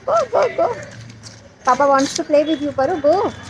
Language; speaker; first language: English; non-native, learner; Hindi